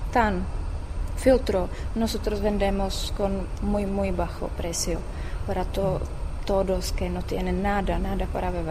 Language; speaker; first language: Spanish; non-native, learner; Czech